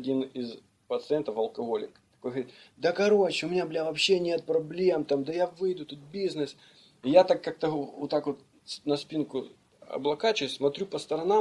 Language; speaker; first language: Russian; native; Russian